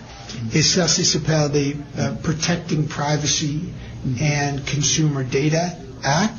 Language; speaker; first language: French; non-native, learner; English